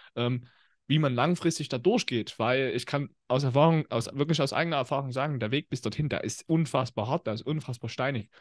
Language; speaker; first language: German; native; German